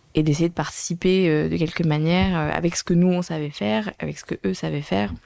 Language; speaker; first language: French; native; French